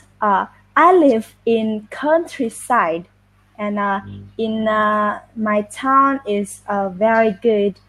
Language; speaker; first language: English; non-native, learner; Vietnamese